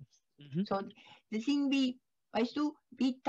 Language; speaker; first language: German; non-native, learner; Spanish